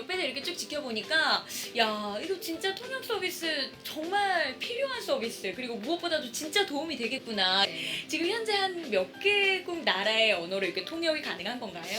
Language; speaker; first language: Korean; native; Korean